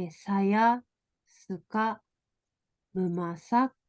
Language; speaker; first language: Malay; non-native, learner; Japanese